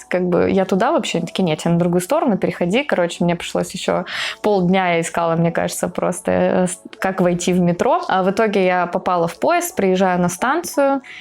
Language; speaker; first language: Russian; native; Russian